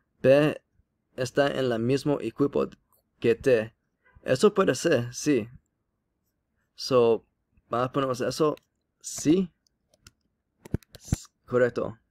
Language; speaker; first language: Spanish; non-native, learner; English